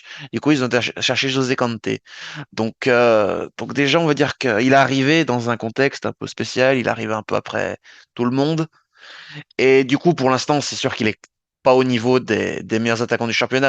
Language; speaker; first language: French; native; French